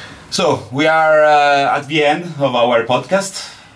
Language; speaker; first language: English; non-native, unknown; Italian